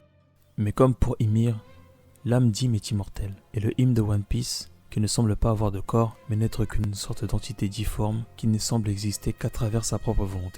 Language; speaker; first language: French; native; French